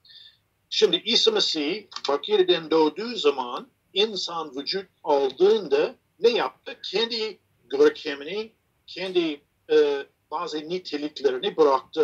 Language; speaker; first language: Turkish; non-native, fluent; English